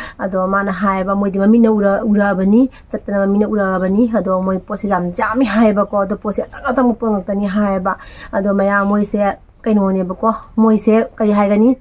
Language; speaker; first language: Manipuri; native; Manipuri